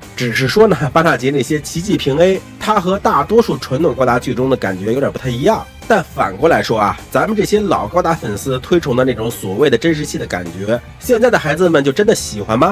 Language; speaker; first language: Chinese; native; Chinese